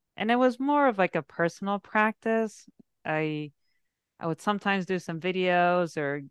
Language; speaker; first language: English; early bilingual, heritage; English